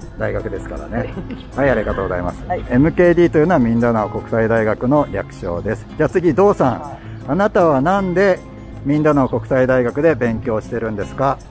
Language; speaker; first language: Japanese; native; Japanese